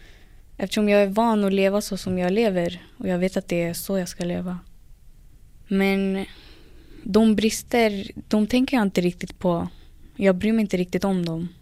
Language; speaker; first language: Swedish; early bilingual, other home language; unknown